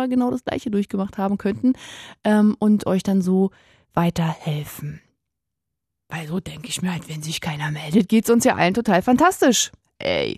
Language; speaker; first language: German; native; German